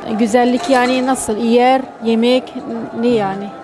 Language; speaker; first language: Turkish; non-native, learner; Arabic